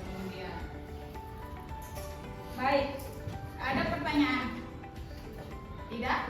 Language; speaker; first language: Indonesian; native; Indonesian